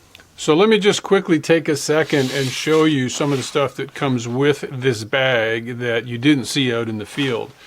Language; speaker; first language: English; native; English